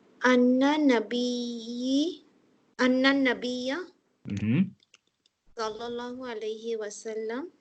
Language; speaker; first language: Arabic; non-native, learner; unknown